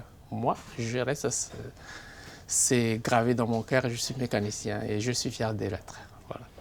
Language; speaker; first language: French; non-native, local second language; Malagasy